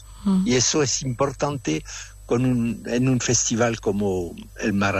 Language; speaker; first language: Spanish; non-native, fluent; French